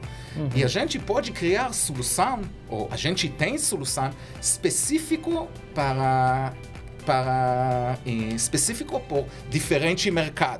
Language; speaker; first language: Portuguese; non-native, learner; Hebrew